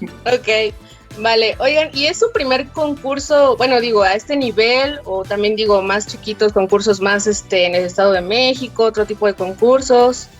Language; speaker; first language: Spanish; native; Spanish